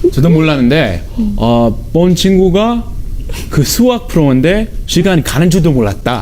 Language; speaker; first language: Korean; non-native, fluent; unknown